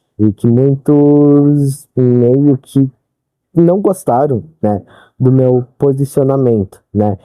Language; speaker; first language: Portuguese; native; Portuguese